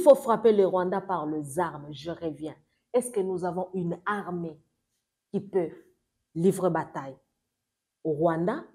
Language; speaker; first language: French; non-native, local second language; Swahili